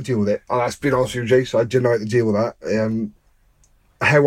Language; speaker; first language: English; native; English